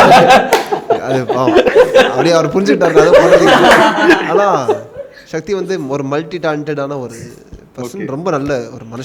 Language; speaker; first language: Tamil; native; Tamil